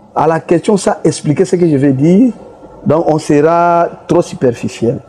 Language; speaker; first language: French; non-native, local second language; Swahili